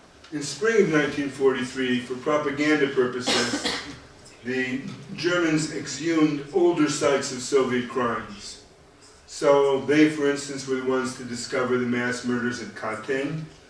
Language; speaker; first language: English; native; English